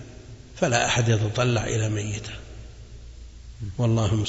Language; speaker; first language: Arabic; native; Arabic